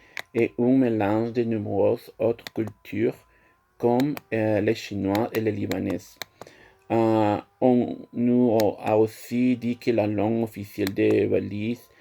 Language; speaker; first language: French; non-native, learner; Spanish